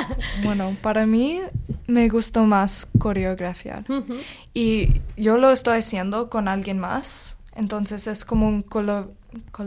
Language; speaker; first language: Spanish; non-native, learner; English